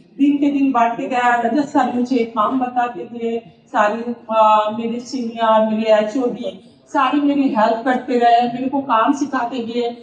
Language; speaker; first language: Hindi; non-native, local second language; Bangla